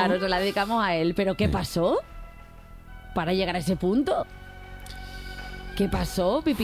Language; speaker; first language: Spanish; native; Spanish